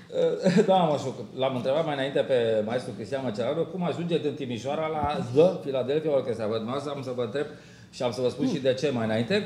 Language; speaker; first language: Romanian; native; Romanian